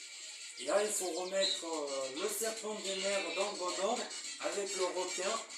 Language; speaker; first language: French; native; French